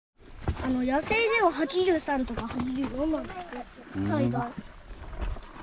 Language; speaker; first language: Japanese; native; Japanese